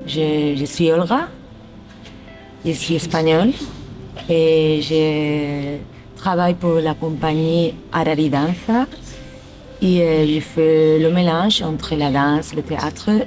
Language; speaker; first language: French; non-native, fluent; Spanish